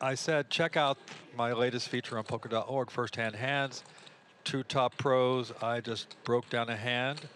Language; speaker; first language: English; native; English